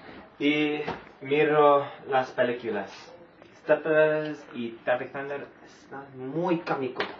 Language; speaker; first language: Spanish; non-native, learner; English